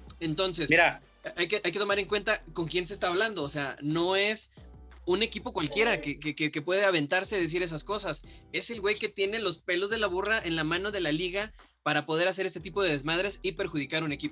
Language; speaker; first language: Spanish; native; Spanish